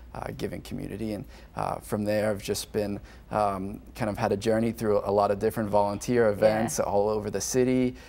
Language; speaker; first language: English; native; English